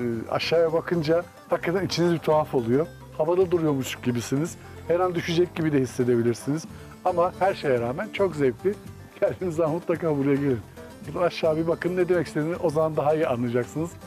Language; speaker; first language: Turkish; native; Turkish